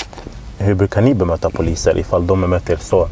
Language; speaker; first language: Swedish; native; Swedish